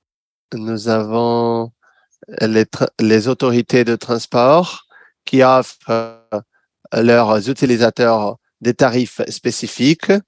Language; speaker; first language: French; non-native, fluent; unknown